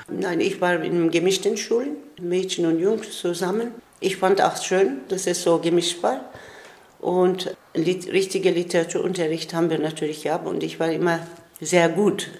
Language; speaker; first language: German; non-native, fluent; Turkish